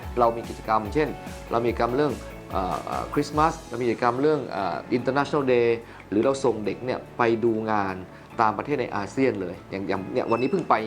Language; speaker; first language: Thai; native; Thai